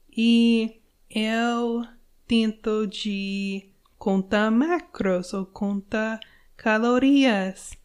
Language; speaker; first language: Portuguese; non-native, learner; English